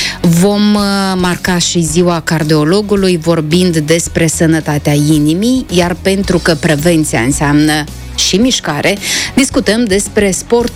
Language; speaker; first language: Romanian; native; Romanian